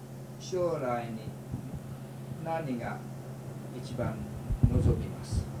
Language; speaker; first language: Japanese; early bilingual, heritage; Japanese